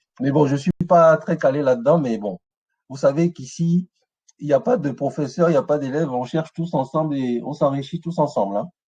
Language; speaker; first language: French; non-native, local second language; Ewe